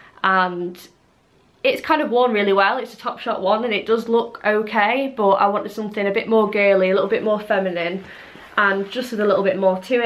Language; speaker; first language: English; native; English